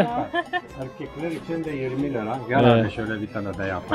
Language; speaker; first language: Turkish; native; Turkish